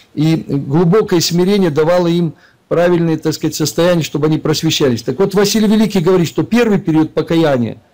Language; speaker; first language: Russian; native; Russian